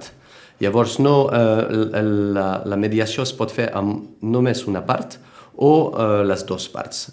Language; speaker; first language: Catalan; non-native, fluent; French